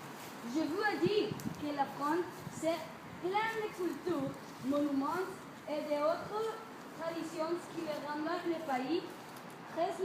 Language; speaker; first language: French; non-native, learner; Spanish